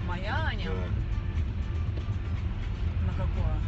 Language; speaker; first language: Russian; native; Russian